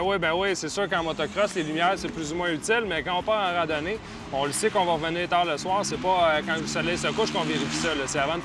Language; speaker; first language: French; native; French